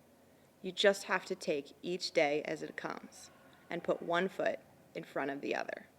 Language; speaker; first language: English; native; English